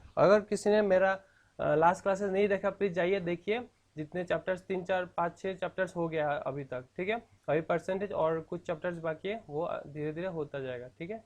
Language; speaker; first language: Hindi; non-native, local second language; Assamese